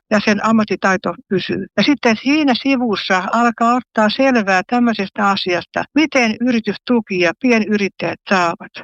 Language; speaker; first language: Finnish; native; Finnish